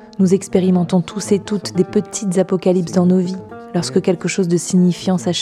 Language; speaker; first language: French; native; French